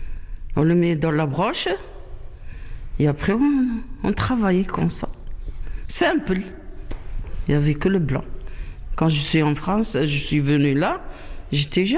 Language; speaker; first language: French; non-native, learner; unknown